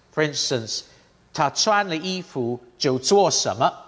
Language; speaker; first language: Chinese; non-native, fluent; English